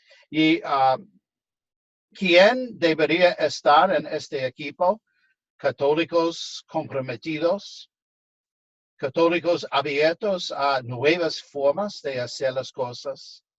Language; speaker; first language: Spanish; non-native, fluent; English